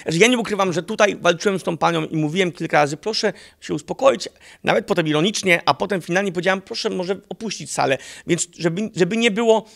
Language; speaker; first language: Polish; early bilingual, heritage; Polish